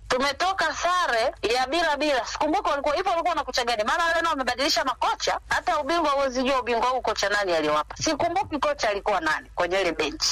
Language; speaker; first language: Swahili; non-native, local second language; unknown